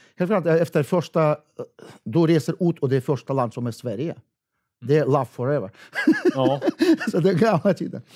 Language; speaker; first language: Swedish; non-native, fluent; Russian